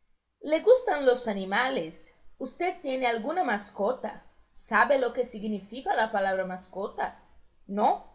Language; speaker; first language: Spanish; non-native, fluent; Portuguese